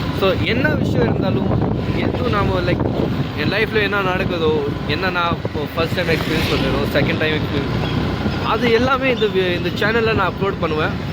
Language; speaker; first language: Tamil; early bilingual, heritage; Tamil